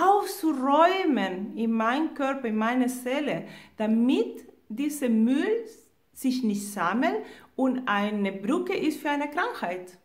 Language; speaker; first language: German; non-native, fluent; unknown